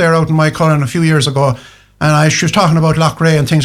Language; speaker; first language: English; native; English